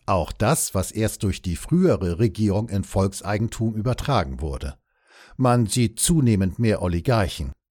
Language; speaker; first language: German; native; German